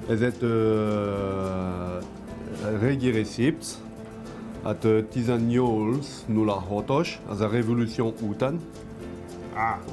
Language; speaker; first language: Hungarian; non-native, learner; French